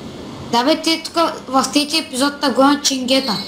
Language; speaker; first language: Bulgarian; native; Bulgarian